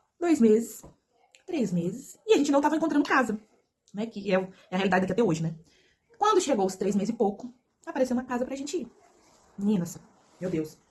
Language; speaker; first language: Portuguese; native; Portuguese